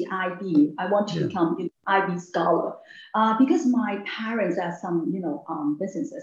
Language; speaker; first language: English; non-native, local second language; Cantonese